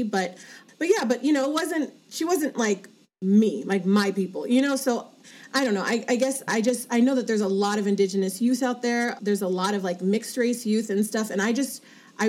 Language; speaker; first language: English; native; English